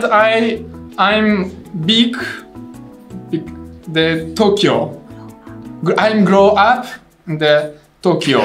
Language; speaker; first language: English; non-native, learner; Russian